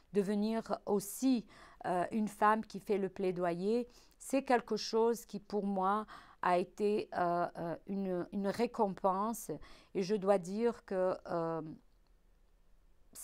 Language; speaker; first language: French; non-native, local second language; Arabic